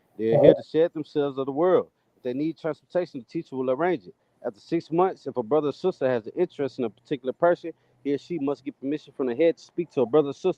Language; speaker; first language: English; native; English